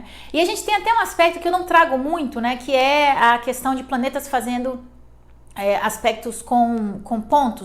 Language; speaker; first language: Portuguese; native; Portuguese